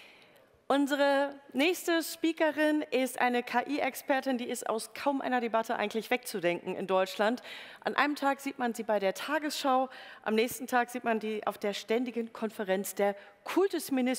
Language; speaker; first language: German; native; German